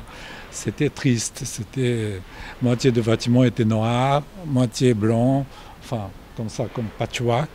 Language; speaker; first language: French; non-native, fluent; Japanese